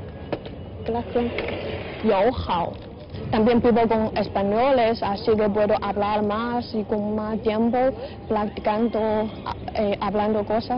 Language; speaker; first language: Spanish; non-native, learner; Chinese